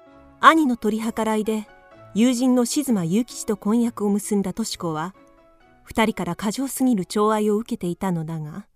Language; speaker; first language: Japanese; native; Japanese